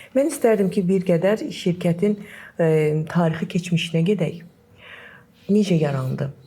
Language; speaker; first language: Azerbaijani; native; Azerbaijani